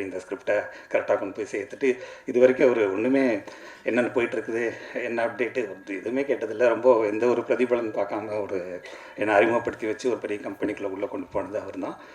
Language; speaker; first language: Tamil; native; Tamil